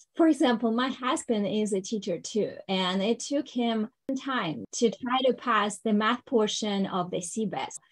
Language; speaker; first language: English; non-native, fluent; Ukrainian